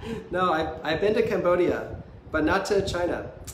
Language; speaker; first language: English; native; English